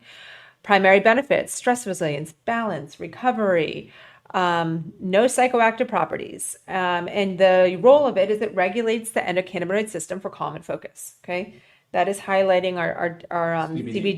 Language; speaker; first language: English; native; English